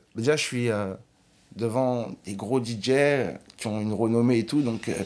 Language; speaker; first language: French; native; French